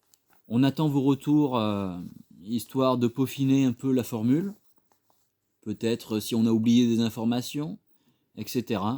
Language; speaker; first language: French; native; French